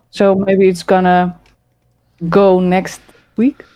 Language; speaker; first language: English; early bilingual, other home language; Dutch